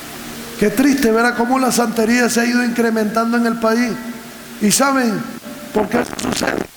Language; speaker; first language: Spanish; native; Spanish